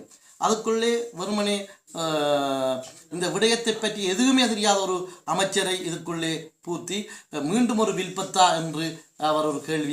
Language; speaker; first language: Tamil; native; Tamil